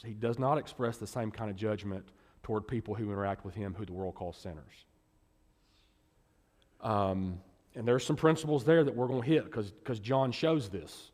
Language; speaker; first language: English; native; English